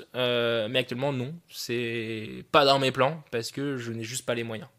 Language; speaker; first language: French; native; French